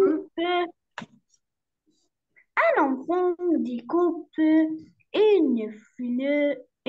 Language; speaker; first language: French; non-native, learner; Arabic